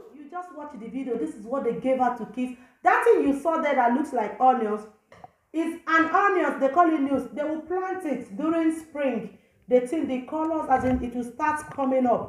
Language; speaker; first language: English; non-native, local second language; Igbo